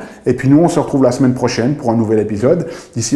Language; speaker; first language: French; native; French